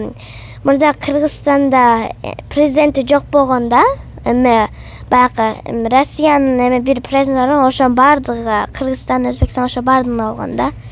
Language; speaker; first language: Kyrgyz; early bilingual, heritage; Kyrgyz